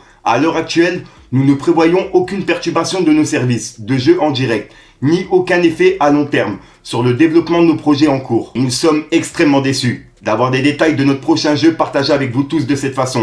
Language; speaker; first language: French; native; French